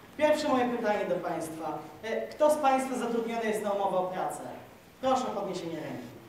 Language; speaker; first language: Polish; native; Polish